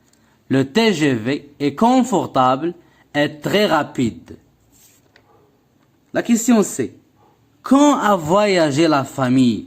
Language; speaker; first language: French; non-native, local second language; Arabic